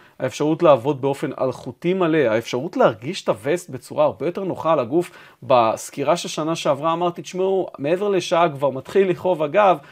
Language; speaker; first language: Hebrew; native; Hebrew